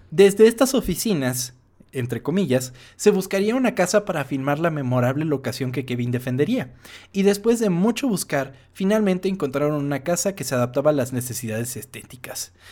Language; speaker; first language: Spanish; non-native, fluent; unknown